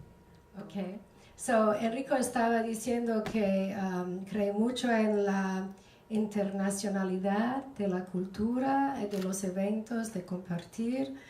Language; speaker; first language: Spanish; non-native, fluent; English